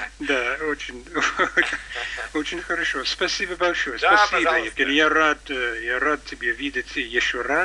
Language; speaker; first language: Russian; non-native, learner; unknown